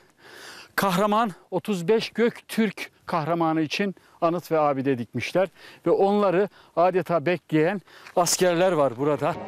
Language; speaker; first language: Turkish; native; Turkish